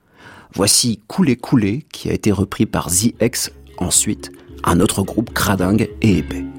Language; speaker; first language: French; native; French